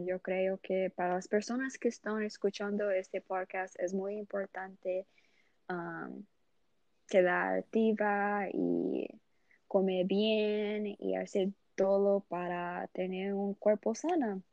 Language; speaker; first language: Spanish; non-native, learner; Portuguese